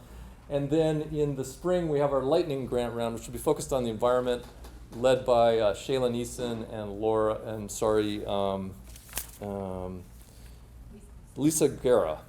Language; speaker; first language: English; native; English